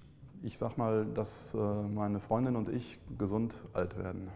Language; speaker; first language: German; native; German